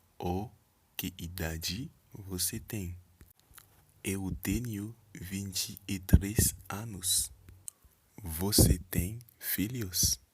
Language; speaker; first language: Portuguese; non-native, learner; Haitian Creole